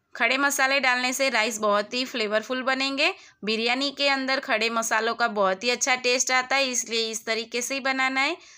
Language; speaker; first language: Hindi; non-native, local second language; Gujarati